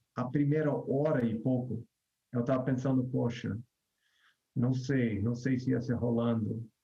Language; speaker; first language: Portuguese; non-native, fluent; English